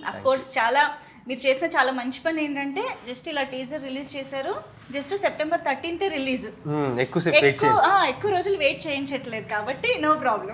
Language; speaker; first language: Telugu; native; Telugu